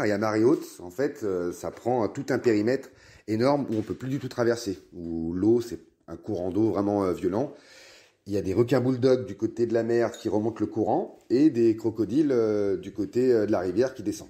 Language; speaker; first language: French; native; French